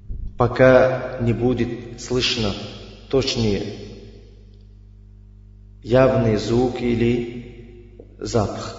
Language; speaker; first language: Russian; non-native, fluent; Uzbek